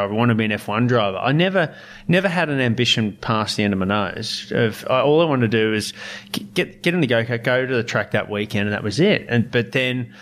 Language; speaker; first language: English; native; English